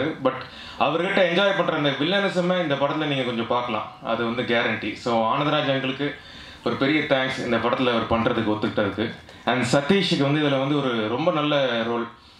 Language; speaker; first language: Tamil; native; Tamil